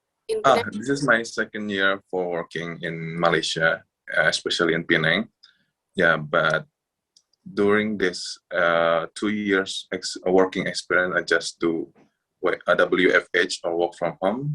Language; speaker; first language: English; non-native, fluent; Indonesian